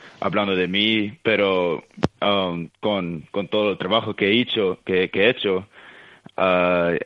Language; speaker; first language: Spanish; early bilingual, heritage; Spanish